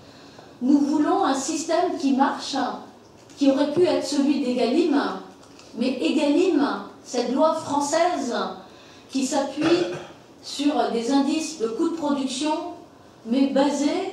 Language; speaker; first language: French; native; French